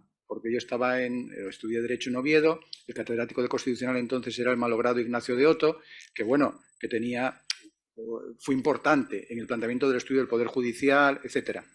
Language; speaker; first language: Spanish; native; Spanish